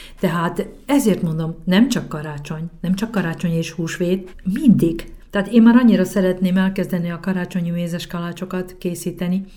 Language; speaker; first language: Hungarian; native; Hungarian